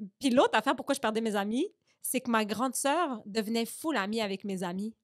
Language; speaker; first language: French; early bilingual, other home language; Arabic